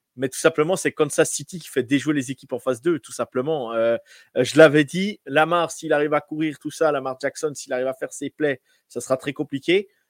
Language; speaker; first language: French; native; French